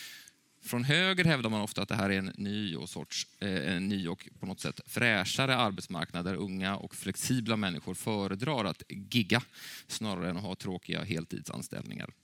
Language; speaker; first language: Swedish; native; Swedish